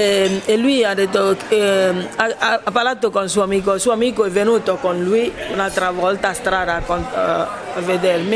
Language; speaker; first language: Italian; non-native, fluent; Ibibio